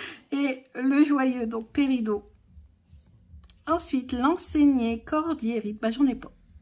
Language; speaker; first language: French; native; French